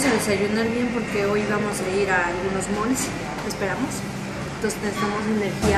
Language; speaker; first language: Spanish; native; Spanish